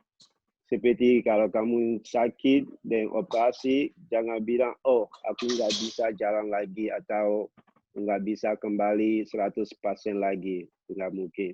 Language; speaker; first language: Indonesian; non-native, local second language; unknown